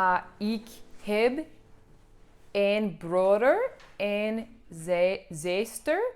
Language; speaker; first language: Dutch; non-native, learner; English